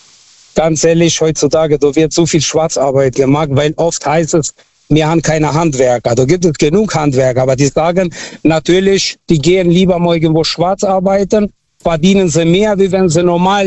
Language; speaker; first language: German; non-native, local second language; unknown